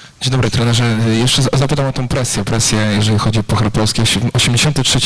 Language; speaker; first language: Polish; native; Polish